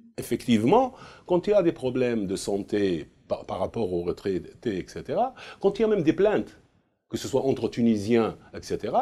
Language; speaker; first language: French; non-native, local second language; Arabic